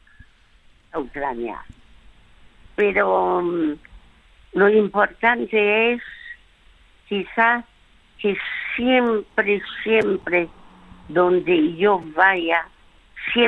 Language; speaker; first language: Spanish; early bilingual, other home language; French